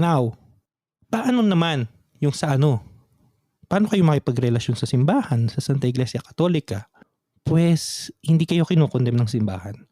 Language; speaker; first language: Filipino; native; Filipino